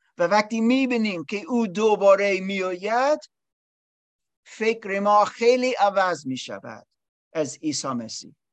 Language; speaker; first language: Persian; non-native, learner; English